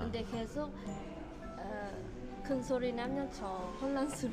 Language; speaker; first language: Korean; non-native, learner; Vietnamese